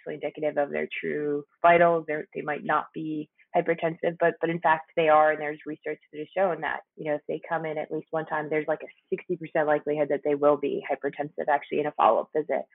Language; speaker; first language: English; early bilingual, other home language; Spanish